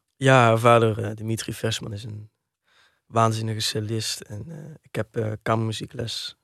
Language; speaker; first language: Dutch; native; Dutch